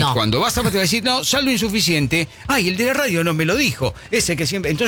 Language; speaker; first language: Spanish; native; Spanish